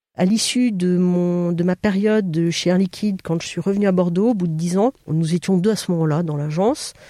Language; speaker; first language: French; native; French